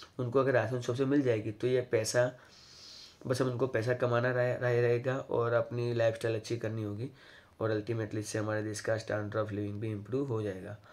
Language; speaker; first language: Hindi; non-native, local second language; Gujarati